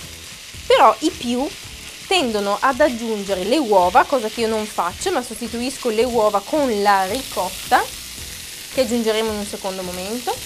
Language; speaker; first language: Italian; native; Italian